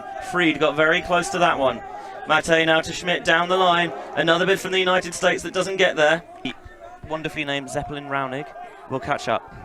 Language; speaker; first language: English; native; English